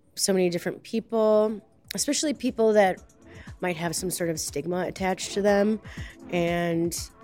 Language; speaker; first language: English; native; English